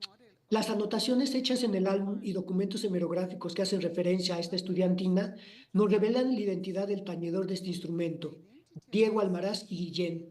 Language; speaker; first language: Spanish; native; Spanish